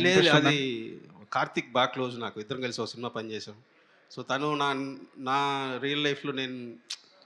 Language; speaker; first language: Telugu; native; Telugu